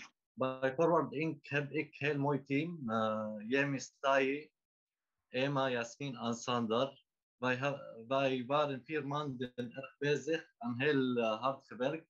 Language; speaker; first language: Dutch; non-native, learner; Arabic